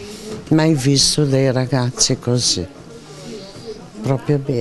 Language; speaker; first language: Italian; native; Italian